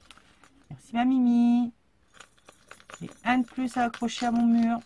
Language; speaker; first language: French; native; French